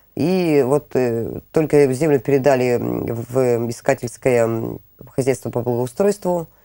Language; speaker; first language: Russian; native; Russian